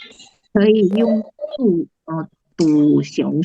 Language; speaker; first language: Chinese; non-native, learner; Indonesian